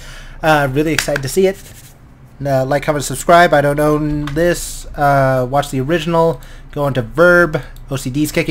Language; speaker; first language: English; native; English